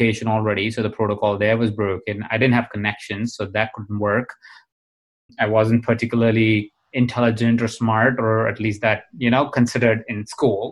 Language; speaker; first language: English; non-native, local second language; Hindi